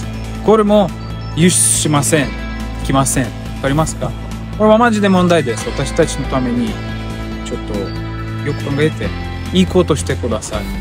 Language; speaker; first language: Japanese; non-native, learner; Russian